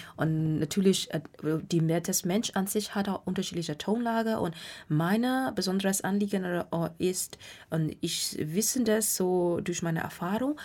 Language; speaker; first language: German; non-native, learner; Burmese